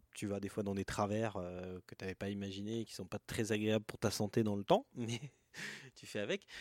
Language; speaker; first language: French; native; French